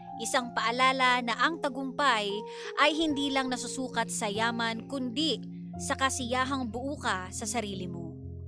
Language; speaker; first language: Filipino; native; Filipino